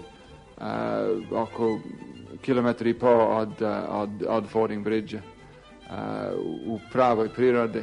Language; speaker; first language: Serbian; non-native, fluent; English